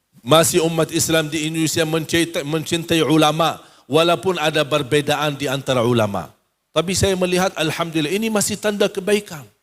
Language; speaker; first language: Malay; non-native, fluent; Arabic